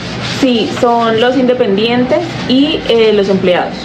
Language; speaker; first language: Spanish; native; Spanish